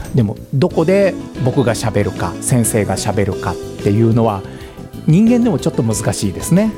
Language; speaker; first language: Japanese; native; Japanese